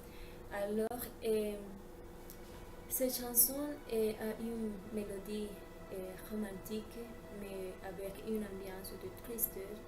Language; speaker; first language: French; non-native, learner; Spanish